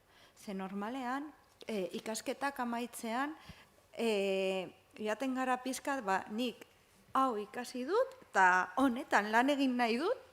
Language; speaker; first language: Basque; non-native, local second language; Spanish